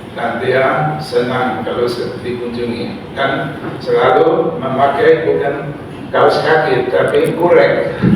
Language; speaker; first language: Indonesian; non-native, fluent; Polish